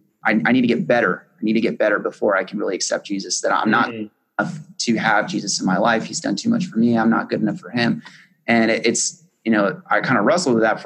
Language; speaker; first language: English; native; English